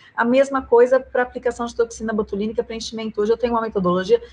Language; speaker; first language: Portuguese; native; Portuguese